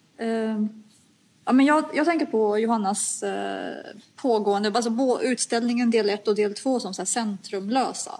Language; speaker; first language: Swedish; early bilingual, other home language; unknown